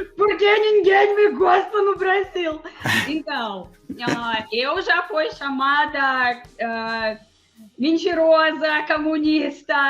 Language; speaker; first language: Portuguese; non-native, fluent; Russian